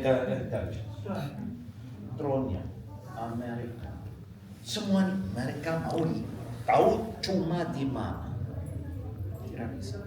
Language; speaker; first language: Indonesian; non-native, fluent; Arabic